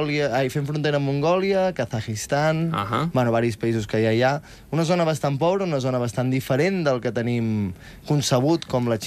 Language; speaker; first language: Catalan; native; Catalan